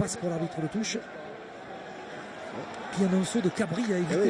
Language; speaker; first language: French; native; French